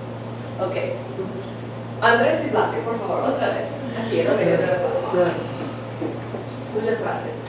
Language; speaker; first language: Spanish; non-native, fluent; English